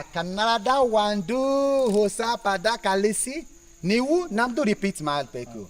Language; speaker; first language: Kannada; non-native, learner; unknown